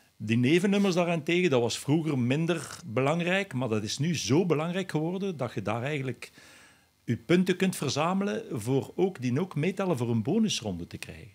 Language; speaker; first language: Dutch; native; Dutch